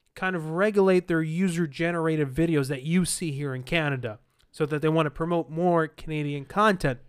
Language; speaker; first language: English; early bilingual, other home language; Arabic